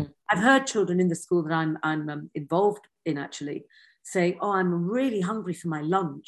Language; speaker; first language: English; native; English